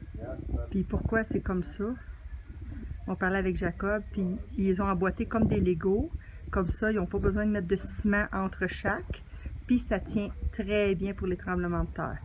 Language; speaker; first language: French; native; French